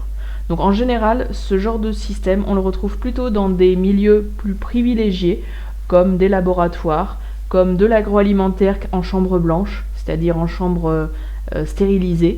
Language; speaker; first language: French; native; French